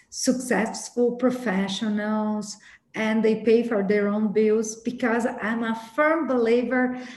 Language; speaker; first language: English; non-native, fluent; Portuguese